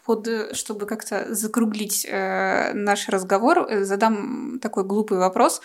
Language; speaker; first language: Russian; native; Russian